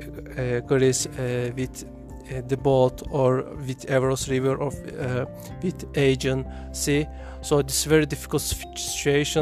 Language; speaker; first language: English; non-native, learner; Turkish